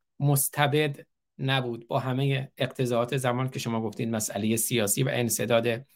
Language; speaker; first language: Persian; native; Persian